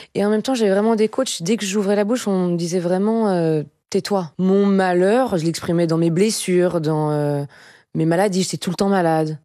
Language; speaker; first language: French; native; French